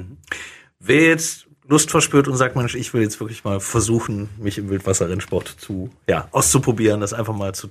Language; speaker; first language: German; native; German